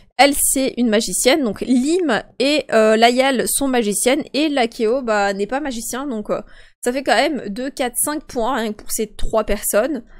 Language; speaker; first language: French; early bilingual, other home language; Polish